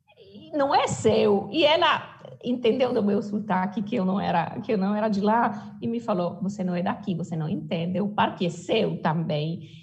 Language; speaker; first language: Portuguese; non-native, fluent; Italian